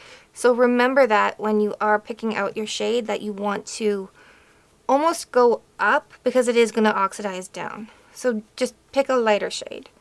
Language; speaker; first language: English; native; English